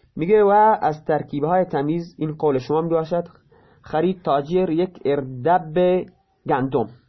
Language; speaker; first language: Persian; non-native, local second language; Baluchi